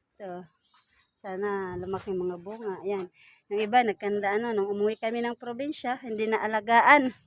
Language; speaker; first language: Filipino; non-native, local second language; Waray